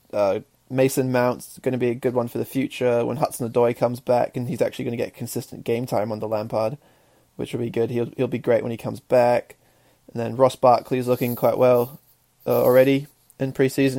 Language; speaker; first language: English; native; English